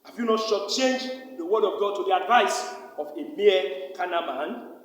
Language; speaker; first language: English; non-native, local second language; Yoruba